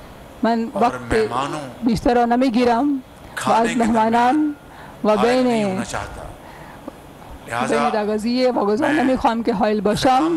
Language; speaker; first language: Persian; non-native, learner; Urdu